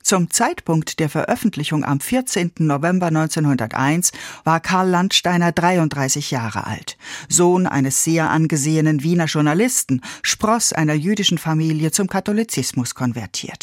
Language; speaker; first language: German; native; German